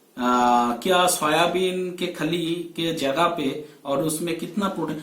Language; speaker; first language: Hindi; non-native, local second language; Bangla